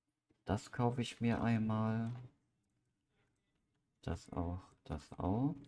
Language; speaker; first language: German; native; German